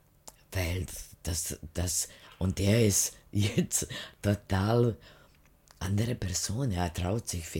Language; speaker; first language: German; non-native, fluent; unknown